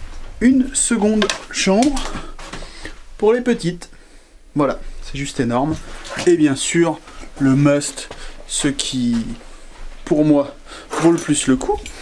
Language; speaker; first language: French; native; French